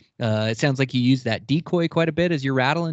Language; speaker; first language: English; native; English